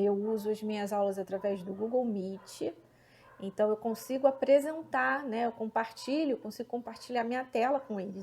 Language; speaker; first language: Portuguese; native; Portuguese